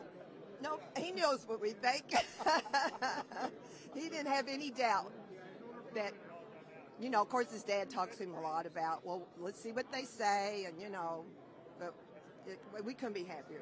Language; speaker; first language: English; native; English